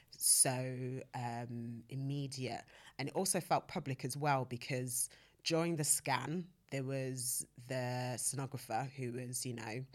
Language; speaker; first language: English; native; English